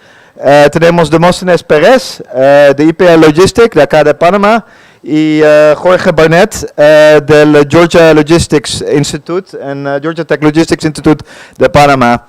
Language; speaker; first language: Spanish; non-native, fluent; Dutch